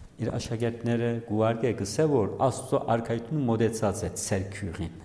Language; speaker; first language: Armenian; early bilingual, heritage; Armenian